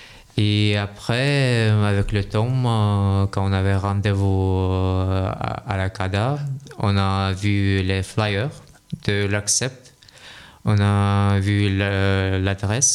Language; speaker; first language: French; non-native, fluent; Russian